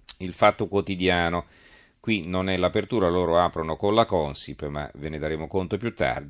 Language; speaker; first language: Italian; native; Italian